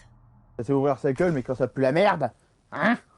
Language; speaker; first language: French; native; French